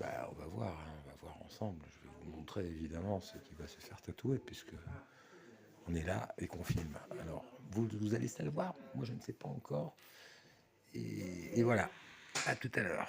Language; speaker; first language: French; native; French